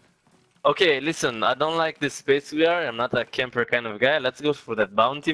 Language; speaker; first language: English; non-native, fluent; Hebrew